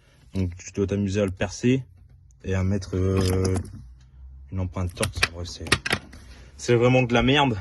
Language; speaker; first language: French; native; French